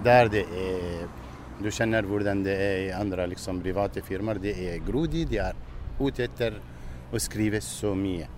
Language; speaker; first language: Norwegian; non-native, learner; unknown